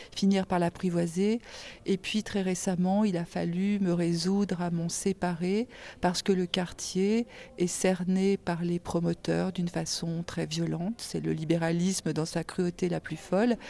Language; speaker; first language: French; native; French